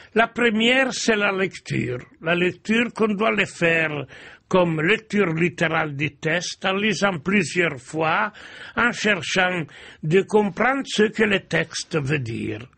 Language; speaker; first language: French; non-native, fluent; Italian